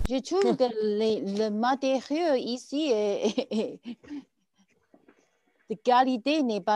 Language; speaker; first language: French; non-native, learner; Chinese